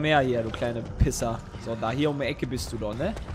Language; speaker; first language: German; native; German